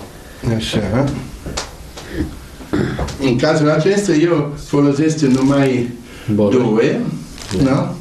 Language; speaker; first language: Romanian; non-native, learner; Italian